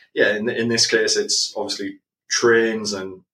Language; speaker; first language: English; native; English